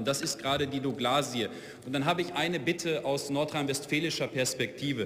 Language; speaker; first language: German; native; German